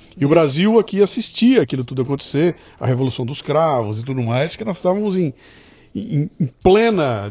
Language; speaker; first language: Portuguese; native; Portuguese